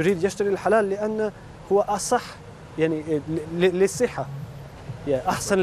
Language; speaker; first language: Arabic; non-native, learner; Urdu